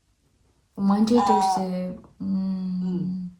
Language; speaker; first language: English; non-native, learner; Indonesian